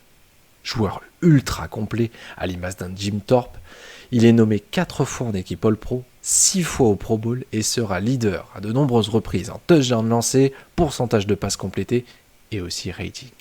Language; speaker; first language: French; native; French